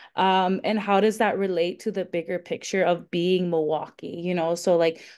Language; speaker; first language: English; native; English